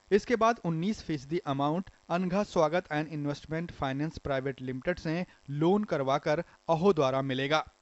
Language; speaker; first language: Hindi; non-native, local second language; Marathi